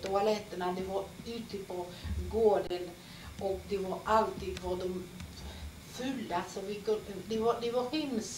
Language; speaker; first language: Swedish; non-native, fluent; Polish